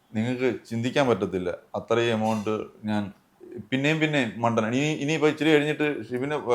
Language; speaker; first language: Malayalam; native; Malayalam